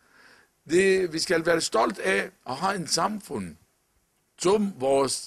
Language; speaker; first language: Danish; non-native, local second language; Arabic